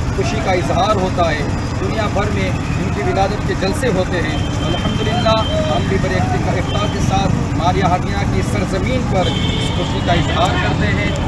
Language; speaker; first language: Urdu; non-native, local second language; Gujarati